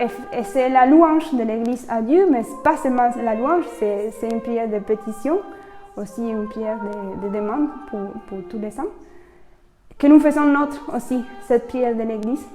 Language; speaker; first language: French; non-native, fluent; Spanish